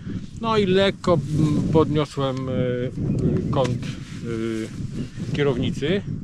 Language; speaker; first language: Polish; native; Polish